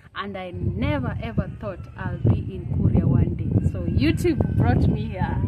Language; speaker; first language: English; non-native, local second language; Kalenjin